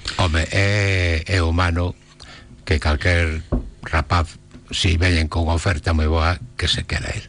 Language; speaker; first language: Galician; non-native, local second language; Spanish